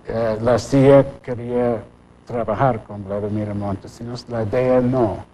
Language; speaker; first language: Spanish; non-native, fluent; English